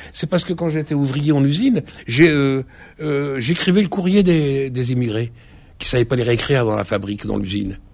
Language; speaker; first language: French; early bilingual, other home language; Arabic